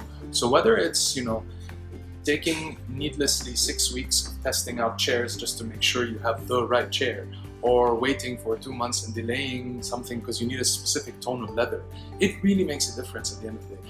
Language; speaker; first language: English; non-native, local second language; Arabic